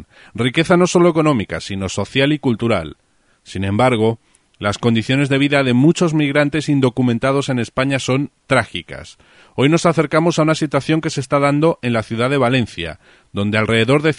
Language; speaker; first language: Spanish; native; Spanish